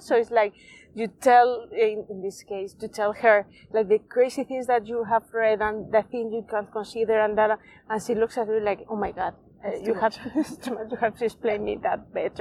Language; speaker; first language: English; non-native, fluent; Spanish